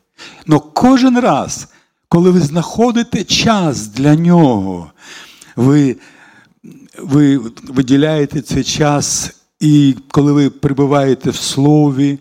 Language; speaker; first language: Ukrainian; non-native, local second language; Russian